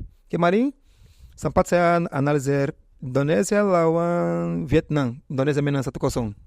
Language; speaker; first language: Indonesian; non-native, fluent; Portuguese